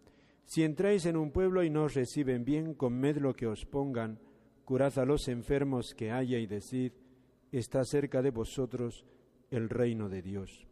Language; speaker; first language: Spanish; native; Spanish